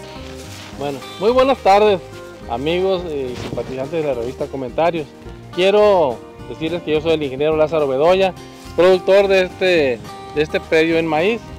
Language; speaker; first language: Spanish; native; Spanish